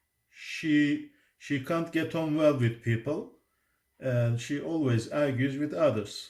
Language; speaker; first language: English; non-native, fluent; Turkish